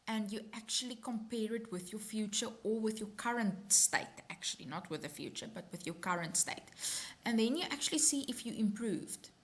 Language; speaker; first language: English; non-native, local second language; Afrikaans